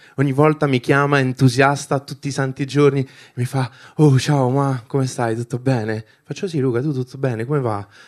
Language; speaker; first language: Italian; early bilingual, other home language; Albanian